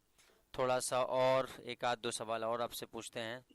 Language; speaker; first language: Hindi; native; Hindi